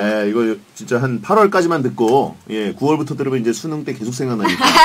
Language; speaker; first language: Korean; native; Korean